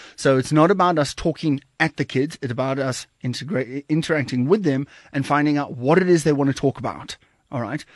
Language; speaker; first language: English; native; English